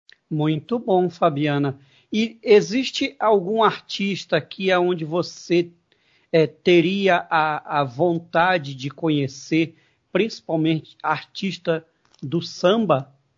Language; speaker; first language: Portuguese; native; Portuguese